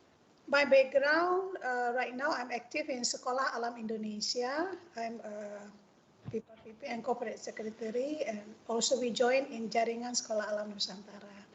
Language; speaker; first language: English; non-native, fluent; Indonesian